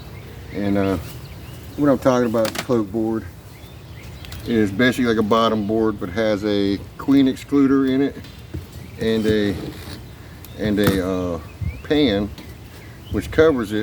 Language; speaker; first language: English; native; English